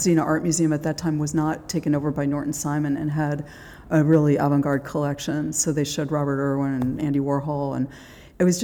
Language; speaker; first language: English; native; English